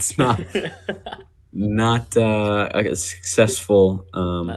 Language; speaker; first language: English; native; English